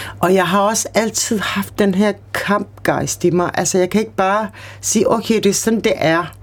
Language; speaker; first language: Danish; early bilingual, other home language; Kurdish